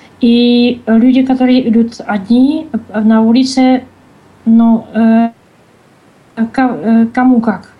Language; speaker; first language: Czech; non-native, learner; Russian